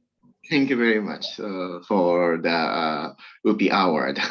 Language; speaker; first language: English; non-native, learner; Japanese